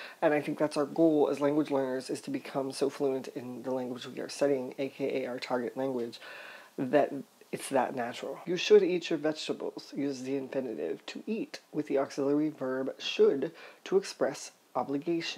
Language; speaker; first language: English; native; English